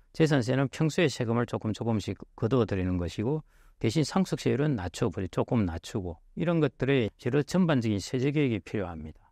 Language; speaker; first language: Korean; native; Korean